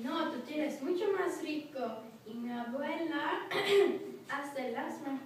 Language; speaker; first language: Spanish; non-native, learner; Swedish